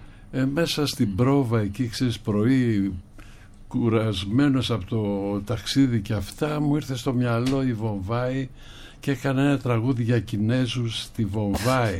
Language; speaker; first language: Greek; native; Greek